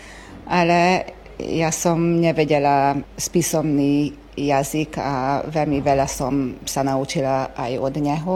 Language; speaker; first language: Slovak; early bilingual, heritage; Slovak